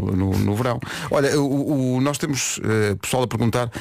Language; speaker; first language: Portuguese; native; Portuguese